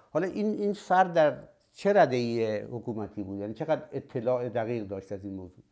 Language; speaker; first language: Persian; native; Persian